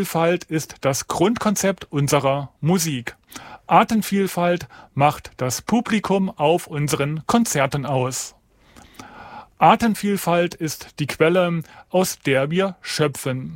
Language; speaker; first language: German; native; German